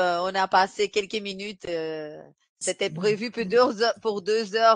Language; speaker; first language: French; non-native, fluent; Portuguese